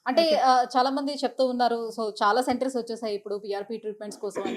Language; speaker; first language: Telugu; native; Telugu